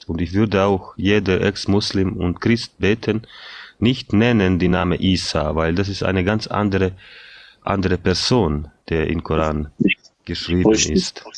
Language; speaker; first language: German; non-native, fluent; Bosnian